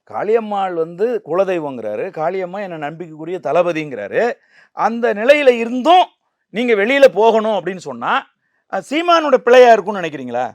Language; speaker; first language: Tamil; native; Tamil